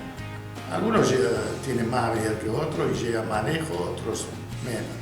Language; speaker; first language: Spanish; non-native, fluent; Arabic